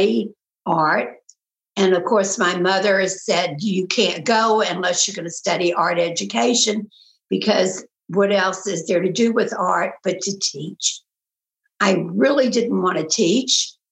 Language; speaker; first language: English; native; English